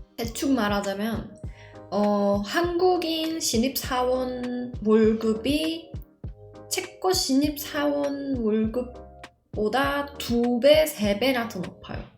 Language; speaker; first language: Korean; non-native, fluent; Czech